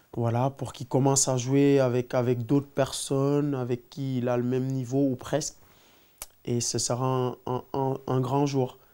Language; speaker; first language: French; non-native, local second language; Wolof